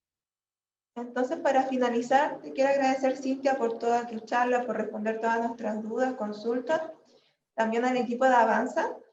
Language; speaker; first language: Spanish; native; Spanish